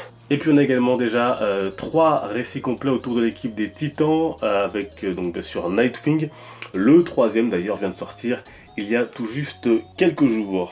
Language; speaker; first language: French; native; French